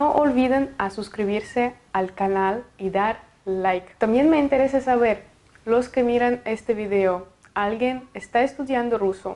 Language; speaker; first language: Spanish; non-native, fluent; Russian